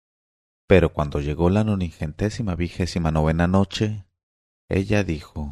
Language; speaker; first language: Spanish; native; Spanish